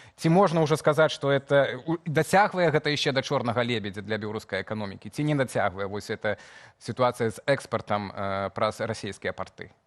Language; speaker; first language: Belarusian; non-native, local second language; Russian